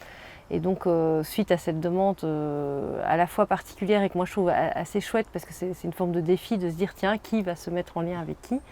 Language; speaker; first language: French; native; French